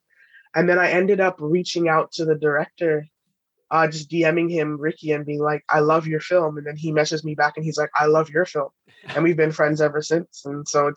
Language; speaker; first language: English; native; English